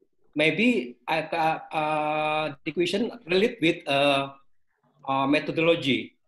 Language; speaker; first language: English; non-native, learner; Indonesian